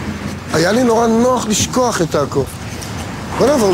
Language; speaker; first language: Hebrew; native; Hebrew